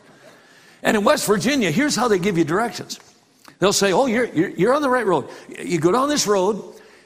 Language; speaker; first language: English; native; English